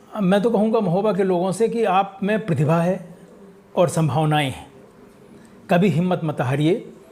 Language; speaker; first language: Hindi; native; Hindi